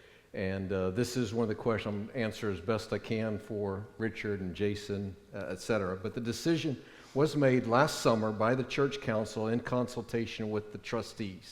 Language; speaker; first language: English; native; English